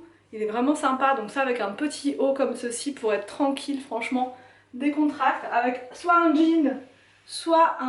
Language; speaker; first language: French; native; French